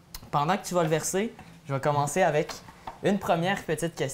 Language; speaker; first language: French; native; French